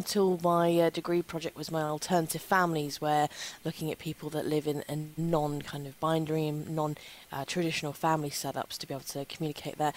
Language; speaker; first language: English; native; English